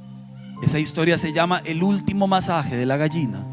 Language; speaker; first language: Spanish; native; Spanish